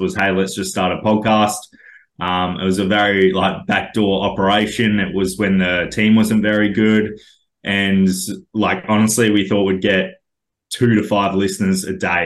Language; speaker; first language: English; native; English